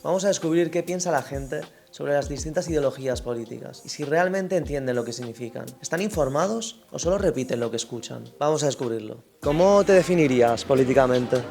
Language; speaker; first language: Spanish; native; Spanish